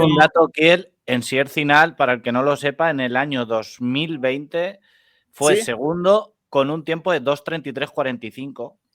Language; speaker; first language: Spanish; native; Spanish